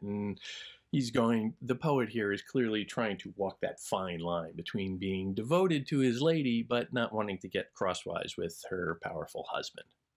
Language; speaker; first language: English; native; English